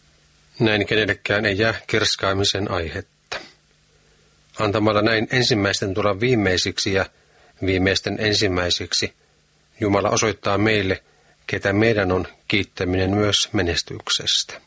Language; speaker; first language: Finnish; native; Finnish